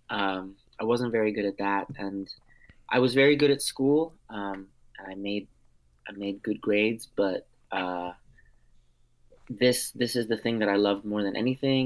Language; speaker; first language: English; early bilingual, other home language; Armenian